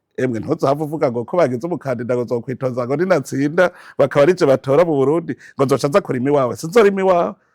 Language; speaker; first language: Rundi; native; Rundi